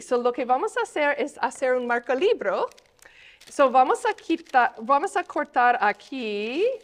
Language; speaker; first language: Spanish; non-native, fluent; English